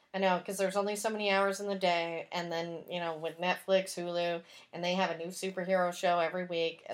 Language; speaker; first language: English; native; English